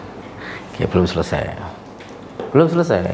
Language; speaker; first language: Indonesian; native; Indonesian